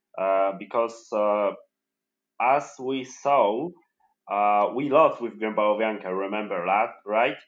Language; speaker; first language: English; non-native, fluent; Polish